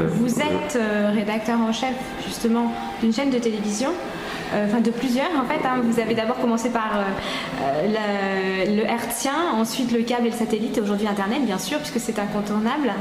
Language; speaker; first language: French; native; French